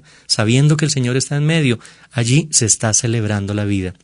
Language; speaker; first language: Spanish; native; Spanish